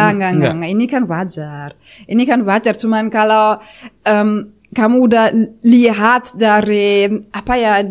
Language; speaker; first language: Indonesian; non-native, fluent; German